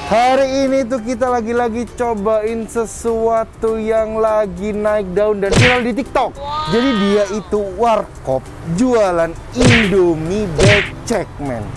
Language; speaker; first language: Indonesian; native; Indonesian